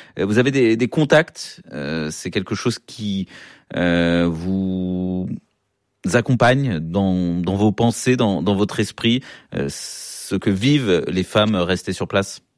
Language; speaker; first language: French; native; French